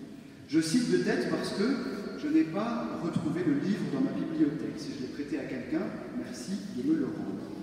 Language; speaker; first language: French; native; French